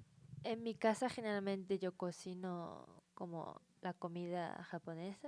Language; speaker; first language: Spanish; non-native, learner; Japanese